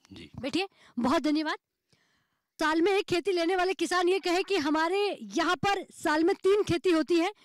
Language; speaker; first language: Hindi; native; Hindi